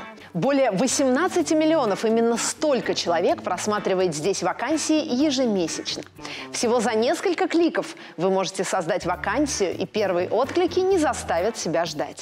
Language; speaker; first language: Russian; native; Russian